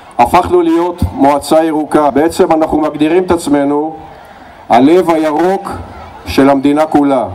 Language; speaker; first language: Hebrew; native; Hebrew